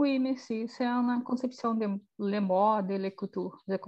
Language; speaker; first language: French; non-native, learner; Portuguese